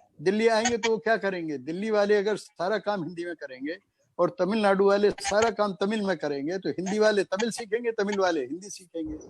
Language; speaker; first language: Hindi; native; Hindi